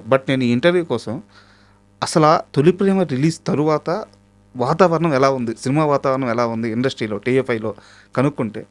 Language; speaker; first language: Telugu; native; Telugu